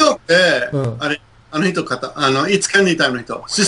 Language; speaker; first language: Japanese; non-native, fluent; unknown